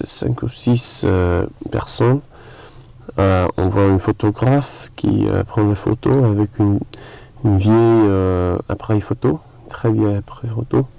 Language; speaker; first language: French; non-native, learner; English